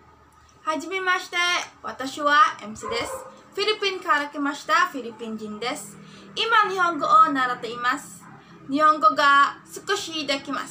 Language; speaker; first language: Japanese; non-native, learner; Filipino